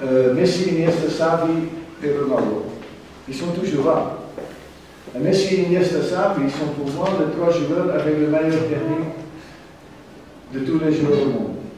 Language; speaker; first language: French; non-native, fluent; German